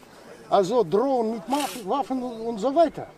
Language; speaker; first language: German; non-native, fluent; Russian